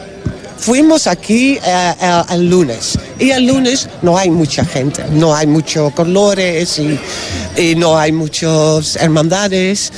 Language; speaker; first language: Spanish; non-native, learner; Dutch